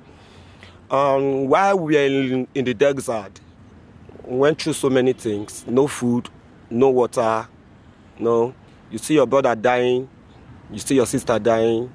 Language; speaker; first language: English; non-native, local second language; Bini